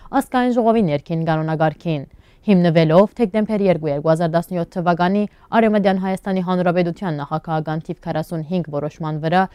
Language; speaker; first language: Armenian; early bilingual, heritage; Armenian